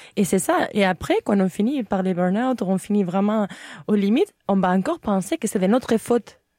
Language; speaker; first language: French; non-native, fluent; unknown